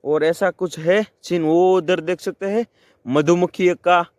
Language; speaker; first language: Hindi; non-native, local second language; Gujarati